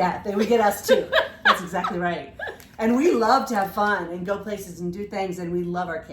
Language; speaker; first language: English; native; English